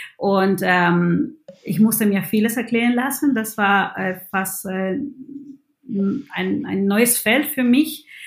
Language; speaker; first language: German; non-native, fluent; Spanish